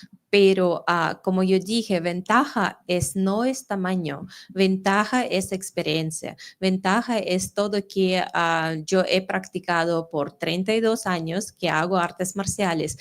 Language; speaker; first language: Spanish; non-native, fluent; Russian